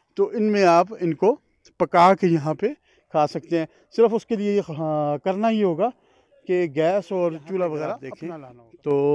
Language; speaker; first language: Urdu; non-native, local second language; Northern Hindko